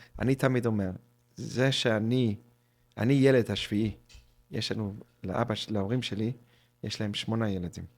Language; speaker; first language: Hebrew; non-native, fluent; English